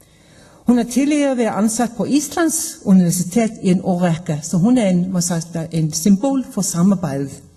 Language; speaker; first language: Danish; non-native, fluent; Icelandic